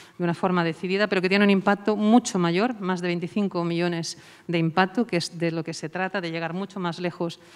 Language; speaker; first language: Spanish; non-native, local second language; Catalan